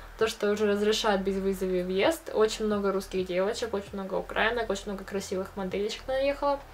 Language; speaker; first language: Russian; early bilingual, heritage; Russian